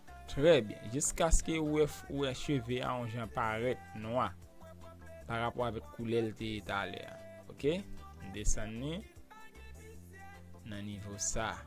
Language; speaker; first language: French; non-native, learner; Haitian Creole